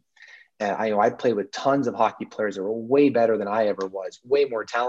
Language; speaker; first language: English; native; English